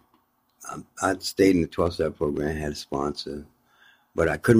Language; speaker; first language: English; native; English